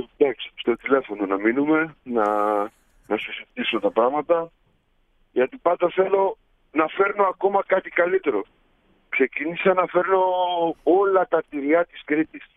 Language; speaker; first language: Greek; early bilingual, heritage; Greek